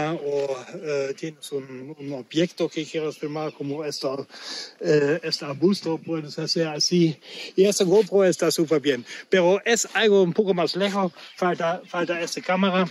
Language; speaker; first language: Spanish; non-native, learner; German